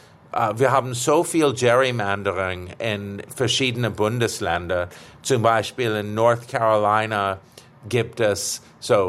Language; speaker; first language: German; non-native, fluent; English